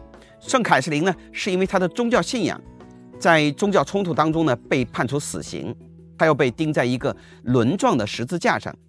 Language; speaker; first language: Chinese; native; Chinese